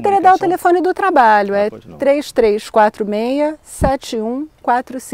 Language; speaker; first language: Portuguese; native; Portuguese